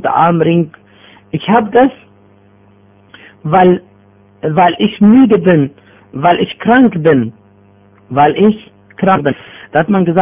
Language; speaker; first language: German; non-native, fluent; Arabic